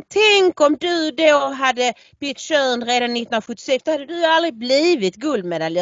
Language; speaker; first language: Swedish; native; Swedish